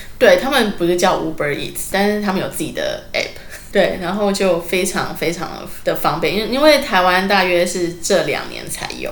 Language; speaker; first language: Chinese; native; Chinese